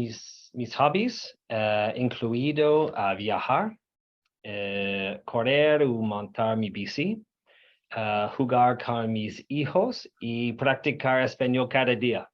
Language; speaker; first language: Spanish; non-native, learner; English